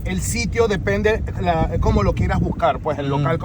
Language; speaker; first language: Spanish; native; Spanish